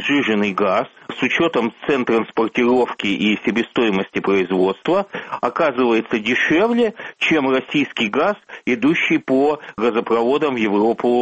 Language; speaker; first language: Russian; native; Russian